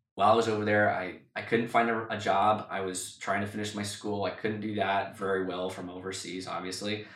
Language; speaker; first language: English; native; English